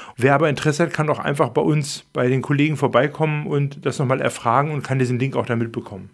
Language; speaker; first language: German; native; German